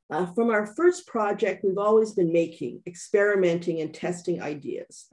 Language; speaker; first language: English; native; English